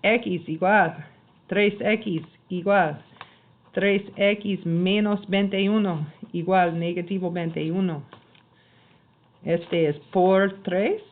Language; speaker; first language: Spanish; non-native, learner; English